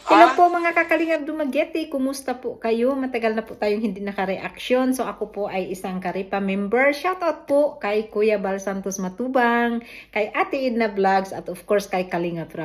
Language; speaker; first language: Filipino; non-native, local second language; Cebuano